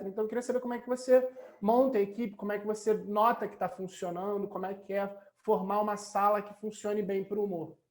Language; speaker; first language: Portuguese; native; Portuguese